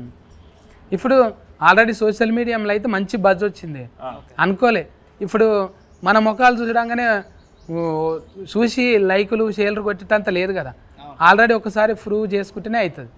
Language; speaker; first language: Telugu; native; Telugu